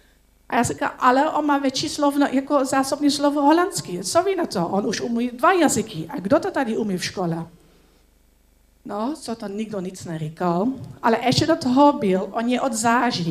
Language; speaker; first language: Czech; non-native, learner; Dutch